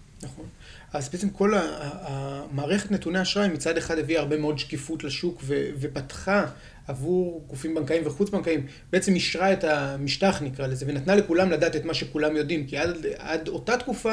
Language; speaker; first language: Hebrew; native; Hebrew